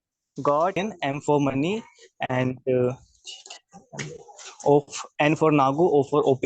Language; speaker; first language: English; non-native, learner; Kannada